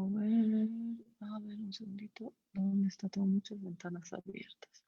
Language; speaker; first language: Spanish; native; Spanish